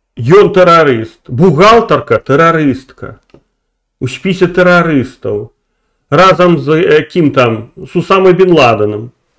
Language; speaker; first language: Belarusian; non-native, local second language; Russian